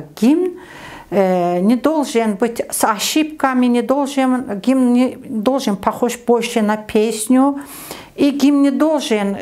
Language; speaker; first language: Russian; non-native, learner; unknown